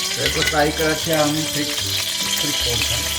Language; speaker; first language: Thai; non-native, learner; Korean